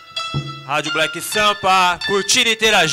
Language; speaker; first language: Portuguese; native; Portuguese